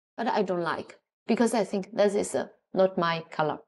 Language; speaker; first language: English; non-native, learner; Chinese